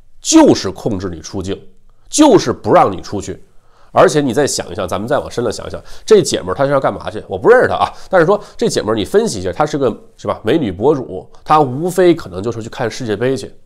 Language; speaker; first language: Chinese; native; Chinese